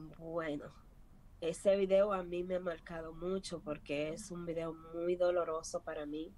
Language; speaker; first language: Spanish; native; Spanish